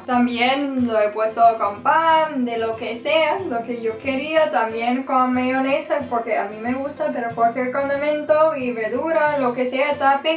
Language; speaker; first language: Spanish; non-native, fluent; English